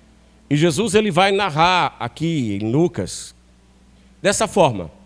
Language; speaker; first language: Portuguese; native; Portuguese